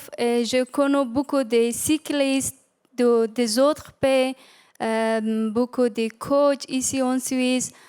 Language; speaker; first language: French; non-native, learner; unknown